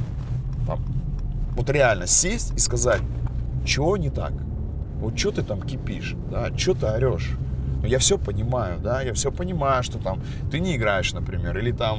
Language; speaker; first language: Russian; native; Russian